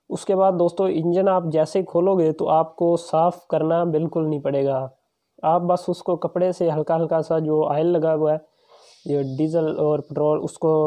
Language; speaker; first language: Urdu; non-native, local second language; Punjabi